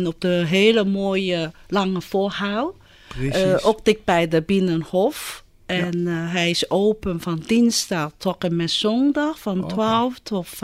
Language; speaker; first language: Dutch; non-native, fluent; Chinese